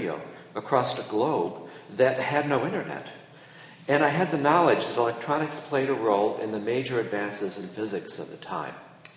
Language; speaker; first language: English; native; English